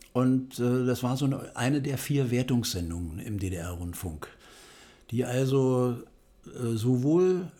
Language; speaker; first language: German; native; German